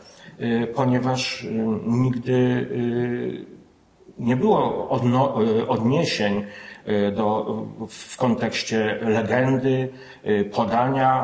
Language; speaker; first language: Polish; native; Polish